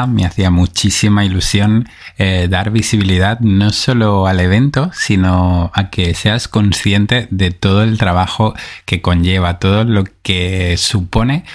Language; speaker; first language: Spanish; native; Spanish